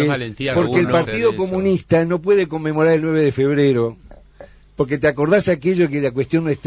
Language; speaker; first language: Spanish; native; Spanish